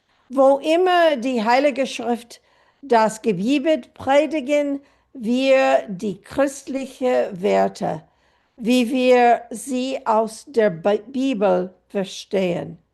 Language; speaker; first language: German; non-native, fluent; English